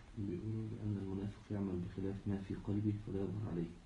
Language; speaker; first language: Arabic; native; Arabic